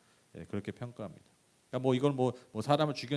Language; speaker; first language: Korean; native; Korean